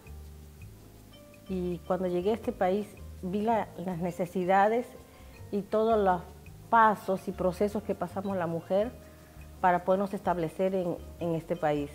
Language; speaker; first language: Spanish; native; Spanish